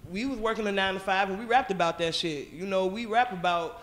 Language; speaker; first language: English; native; English